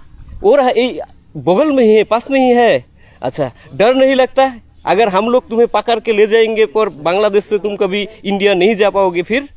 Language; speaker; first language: Hindi; non-native, learner; Bangla